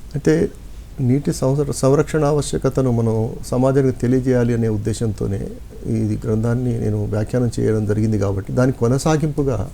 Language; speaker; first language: Telugu; non-native, local second language; Lambadi